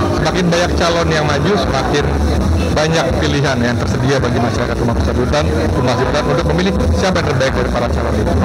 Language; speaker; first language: Indonesian; native; Indonesian